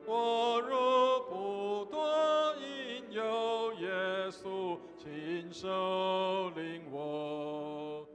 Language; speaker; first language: Chinese; native; Chinese